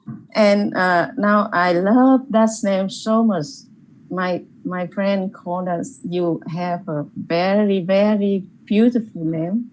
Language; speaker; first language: English; non-native, learner; Vietnamese